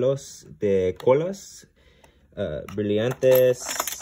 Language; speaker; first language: Spanish; non-native, learner; English